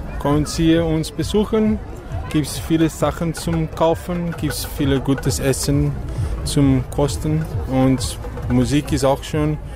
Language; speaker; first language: German; non-native, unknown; Portuguese